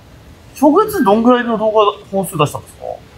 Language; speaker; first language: Japanese; native; Japanese